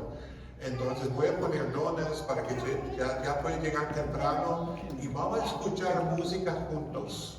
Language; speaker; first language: Spanish; non-native, fluent; English